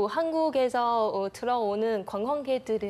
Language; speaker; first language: Korean; non-native, fluent; Chinese